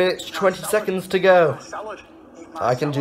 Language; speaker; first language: English; native; English